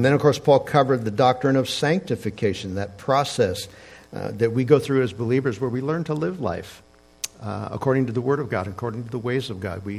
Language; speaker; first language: English; native; English